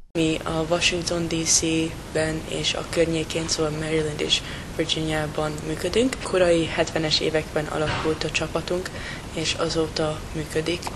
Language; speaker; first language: Hungarian; early bilingual, heritage; English